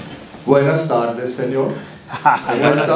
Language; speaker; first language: Spanish; non-native, learner; German